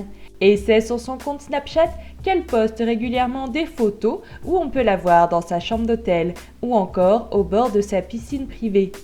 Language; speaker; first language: French; native; French